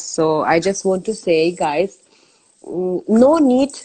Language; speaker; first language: English; non-native, learner; Azerbaijani